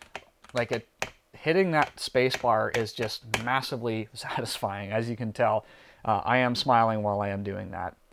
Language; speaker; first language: English; native; English